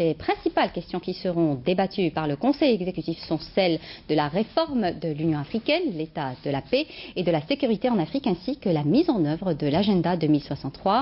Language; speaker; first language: French; non-native, local second language; Arabic